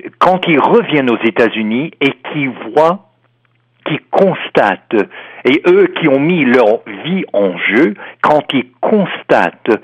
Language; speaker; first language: French; non-native, fluent; English